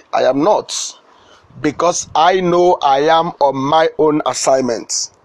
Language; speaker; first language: English; non-native, local second language; Igbo